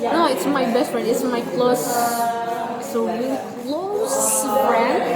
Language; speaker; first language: English; non-native, learner; Indonesian